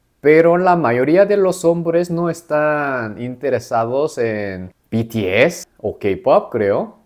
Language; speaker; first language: Spanish; non-native, fluent; Korean